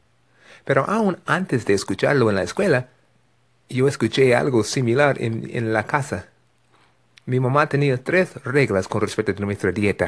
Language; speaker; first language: Spanish; non-native, fluent; English